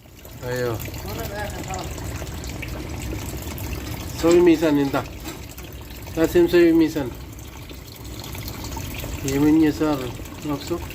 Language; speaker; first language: Arabic; non-native, learner; Filipino